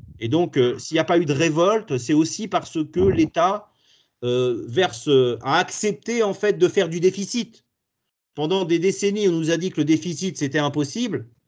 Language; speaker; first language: French; native; French